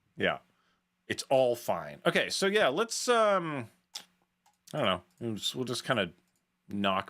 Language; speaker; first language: English; native; English